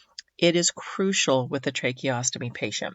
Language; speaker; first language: English; native; English